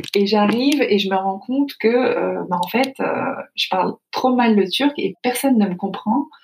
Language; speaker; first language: French; native; French